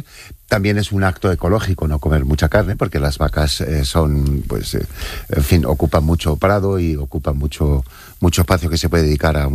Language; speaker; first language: Spanish; native; Spanish